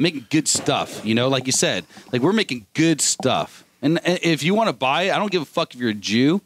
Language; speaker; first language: English; native; English